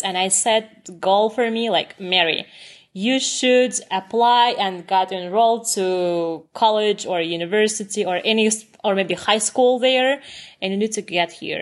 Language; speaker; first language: English; non-native, fluent; Turkmen